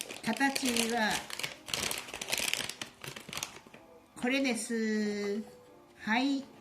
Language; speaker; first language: Japanese; non-native, fluent; Chinese